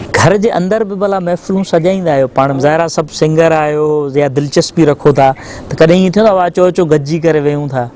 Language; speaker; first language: Sindhi; native; Sindhi